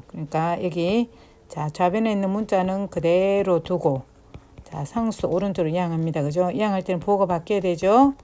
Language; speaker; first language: Korean; native; Korean